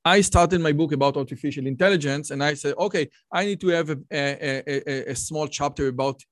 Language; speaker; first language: English; non-native, fluent; Hebrew